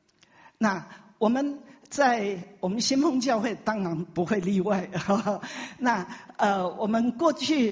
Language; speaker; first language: Chinese; native; Chinese